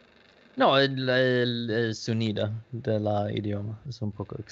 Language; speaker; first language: Spanish; non-native, learner; Danish